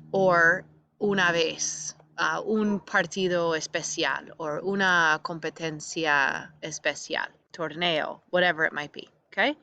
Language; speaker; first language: Spanish; non-native, fluent; English